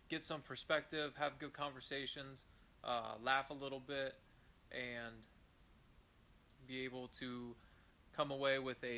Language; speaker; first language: English; native; English